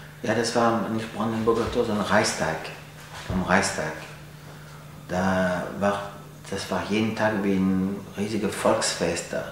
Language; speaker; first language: German; non-native, fluent; French